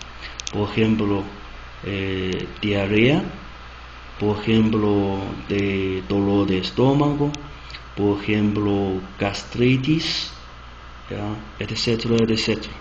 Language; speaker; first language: Spanish; non-native, learner; Chinese